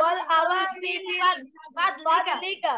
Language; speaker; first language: Arabic; non-native, learner; Bangla